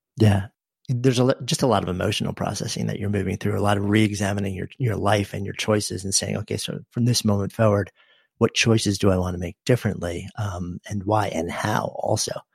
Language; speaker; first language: English; native; English